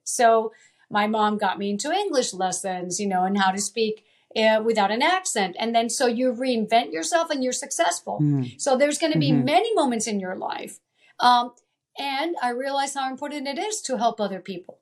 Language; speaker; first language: English; early bilingual, other home language; Italian